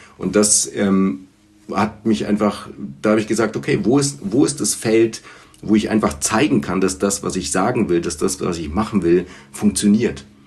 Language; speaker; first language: German; early bilingual, other home language; Bulgarian